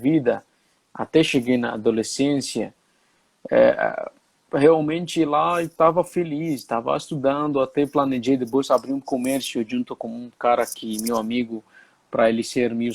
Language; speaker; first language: Portuguese; non-native, fluent; Arabic